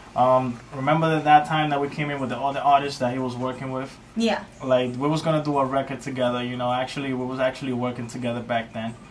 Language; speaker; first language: English; native; English